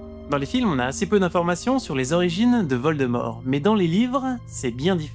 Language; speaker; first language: French; native; French